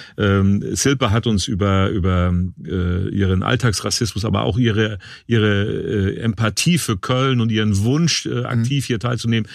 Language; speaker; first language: German; native; German